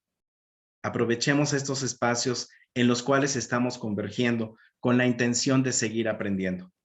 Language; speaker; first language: Spanish; native; Spanish